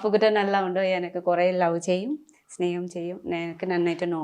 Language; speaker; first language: Malayalam; non-native, learner; Nepali